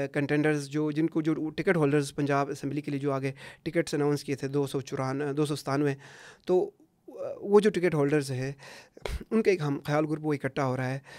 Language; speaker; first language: Urdu; non-native, local second language; Punjabi